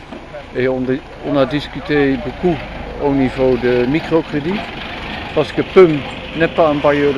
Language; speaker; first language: French; non-native, learner; Dutch